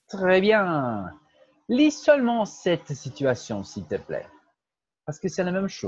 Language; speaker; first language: French; non-native, fluent; Portuguese